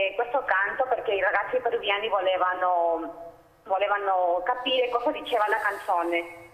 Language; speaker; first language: Italian; non-native, fluent; Spanish